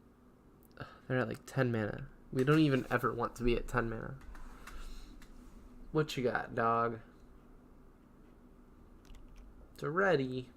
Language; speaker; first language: English; native; English